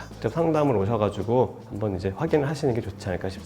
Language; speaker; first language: Korean; native; Korean